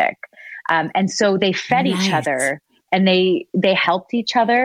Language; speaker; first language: English; native; English